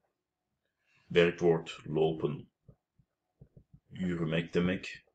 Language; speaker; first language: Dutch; non-native, fluent; Turkish